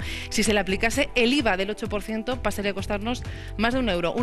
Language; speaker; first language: Spanish; native; Spanish